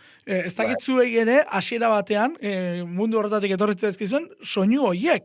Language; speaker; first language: Basque; native; Basque